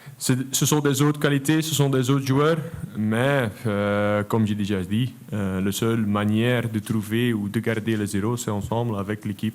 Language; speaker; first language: French; non-native, local second language; Dutch